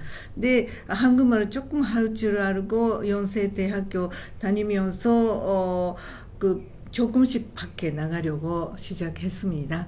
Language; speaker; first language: Korean; non-native, fluent; Japanese